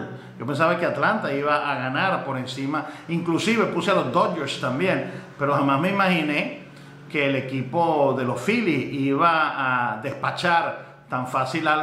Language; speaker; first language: Spanish; native; Spanish